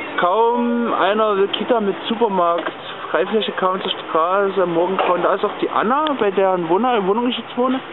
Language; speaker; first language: German; native; German